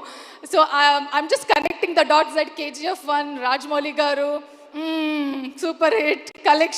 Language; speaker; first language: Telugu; non-native, learner; Kannada